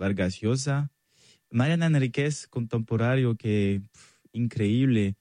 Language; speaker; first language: Spanish; non-native, fluent; French